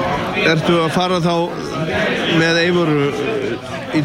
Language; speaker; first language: Swedish; non-native, learner; Icelandic